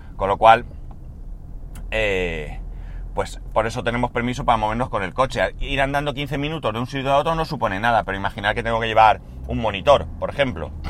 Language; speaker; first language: Spanish; native; Spanish